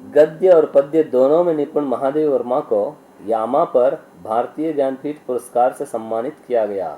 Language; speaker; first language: Hindi; non-native, local second language; Kannada